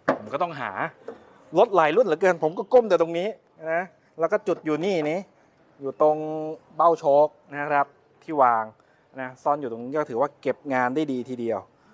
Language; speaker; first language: Thai; native; Thai